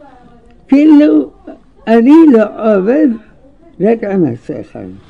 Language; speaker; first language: Hebrew; non-native, fluent; Arabic